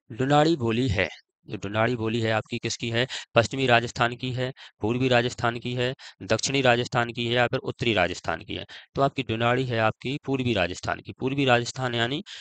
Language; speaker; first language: Hindi; native; Hindi